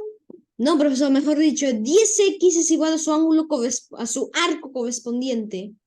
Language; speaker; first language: Spanish; native; Spanish